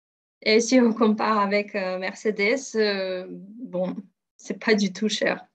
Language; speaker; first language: French; non-native, fluent; Russian